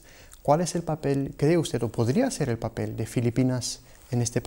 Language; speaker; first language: Spanish; native; Spanish